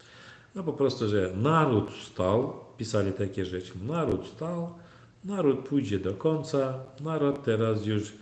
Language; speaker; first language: Polish; non-native, fluent; Turkmen